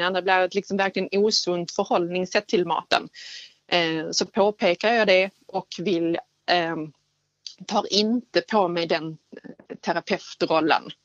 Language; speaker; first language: Swedish; native; Swedish